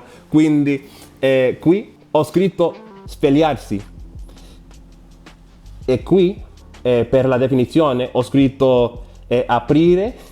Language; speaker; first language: Italian; non-native, learner; Spanish